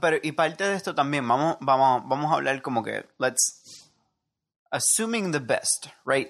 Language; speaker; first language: Spanish; early bilingual, heritage; Spanish